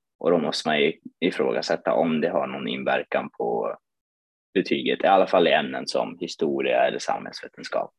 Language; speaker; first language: Swedish; early bilingual, other home language; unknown